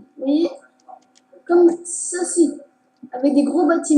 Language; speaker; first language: French; native; French